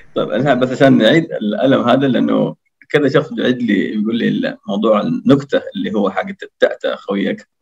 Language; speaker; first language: Arabic; early bilingual, other home language; Indonesian